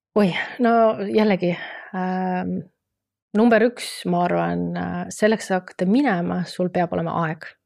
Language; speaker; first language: Estonian; non-native, local second language; Russian